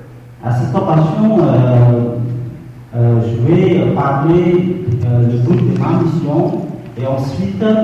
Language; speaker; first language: French; non-native, fluent; Khmer